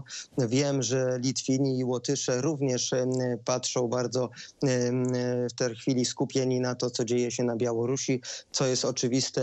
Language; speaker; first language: Polish; native; Polish